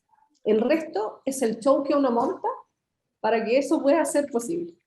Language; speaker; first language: Spanish; native; Spanish